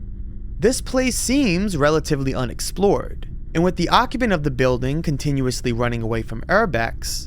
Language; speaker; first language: English; native; English